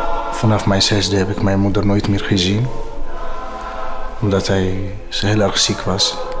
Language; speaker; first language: Dutch; non-native, fluent; Amharic